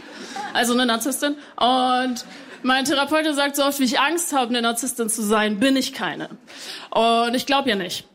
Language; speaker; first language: German; early bilingual, other home language; Spanish